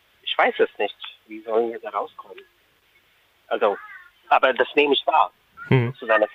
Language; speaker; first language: German; non-native, fluent; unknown